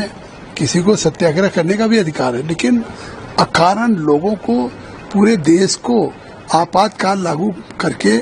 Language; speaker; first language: Hindi; native; Hindi